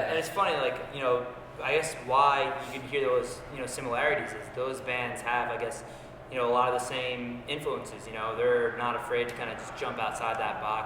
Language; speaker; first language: English; native; English